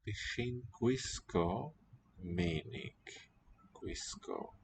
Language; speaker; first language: Welsh; non-native, learner; English